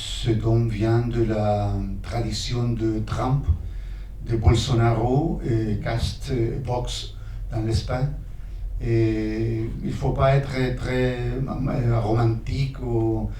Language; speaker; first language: French; non-native, fluent; Spanish